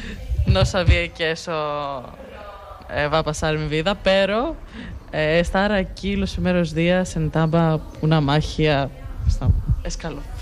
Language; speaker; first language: Spanish; non-native, learner; Greek